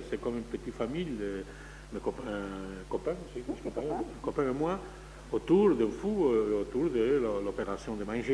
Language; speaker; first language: French; non-native, fluent; Spanish